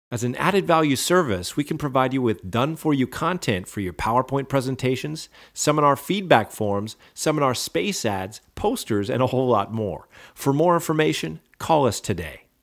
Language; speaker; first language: English; native; English